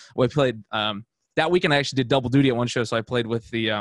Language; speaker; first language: English; native; English